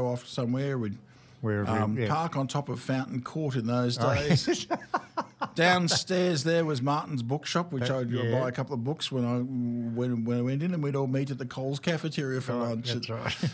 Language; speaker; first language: English; native; English